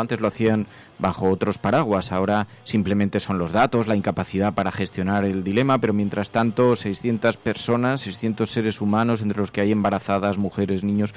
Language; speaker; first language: Spanish; native; Spanish